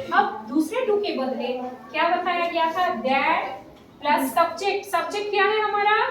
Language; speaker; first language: Hindi; native; Hindi